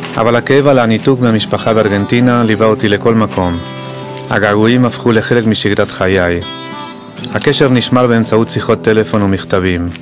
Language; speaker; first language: Hebrew; non-native, fluent; Spanish